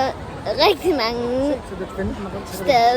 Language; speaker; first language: Danish; early bilingual, heritage; Danish